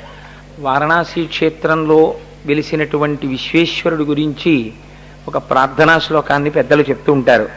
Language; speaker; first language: Telugu; native; Telugu